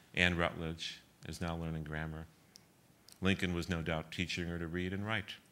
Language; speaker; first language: English; native; English